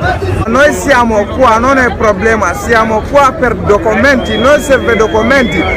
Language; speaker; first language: Italian; non-native, learner; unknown